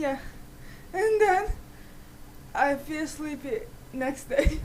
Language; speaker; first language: English; non-native, learner; Turkish